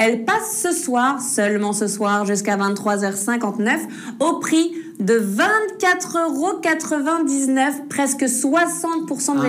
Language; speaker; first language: French; native; French